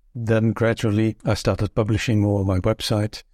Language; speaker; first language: English; non-native, fluent; Dutch